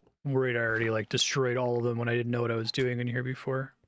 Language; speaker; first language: English; native; English